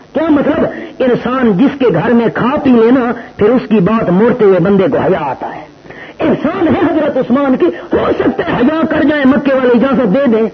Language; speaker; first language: Urdu; non-native, local second language; Saraiki